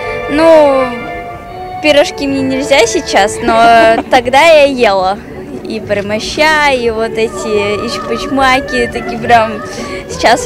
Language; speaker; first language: Russian; native; Russian